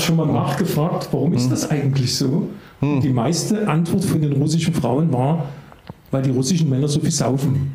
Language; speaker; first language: German; native; German